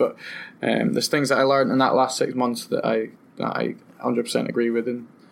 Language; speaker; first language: English; native; English